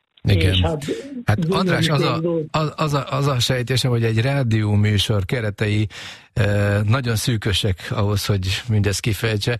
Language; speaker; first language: Hungarian; native; Hungarian